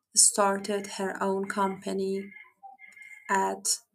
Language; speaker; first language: English; non-native, fluent; Persian